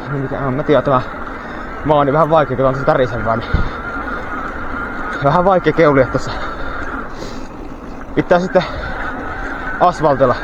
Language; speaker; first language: Finnish; native; Finnish